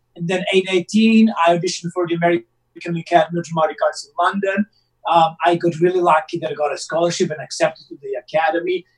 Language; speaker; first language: English; non-native, fluent; Italian